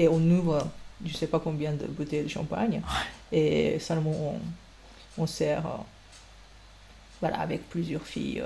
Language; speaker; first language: French; non-native, fluent; Japanese